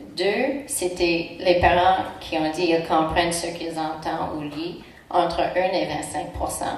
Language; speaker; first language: French; non-native, local second language; English